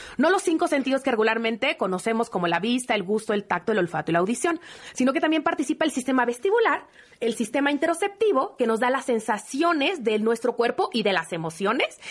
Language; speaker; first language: Spanish; native; Spanish